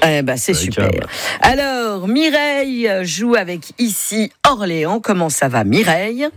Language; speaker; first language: French; native; French